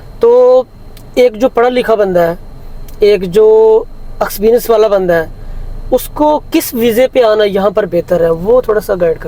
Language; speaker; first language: Hindi; native; Hindi